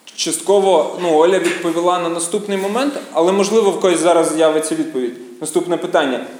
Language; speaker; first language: Ukrainian; native; Ukrainian